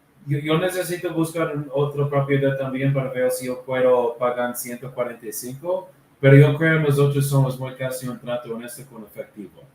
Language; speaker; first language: Spanish; non-native, learner; English